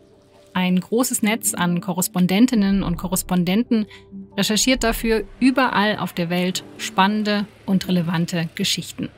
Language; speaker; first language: German; native; German